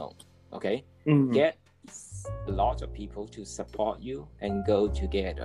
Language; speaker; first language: English; non-native, local second language; Cantonese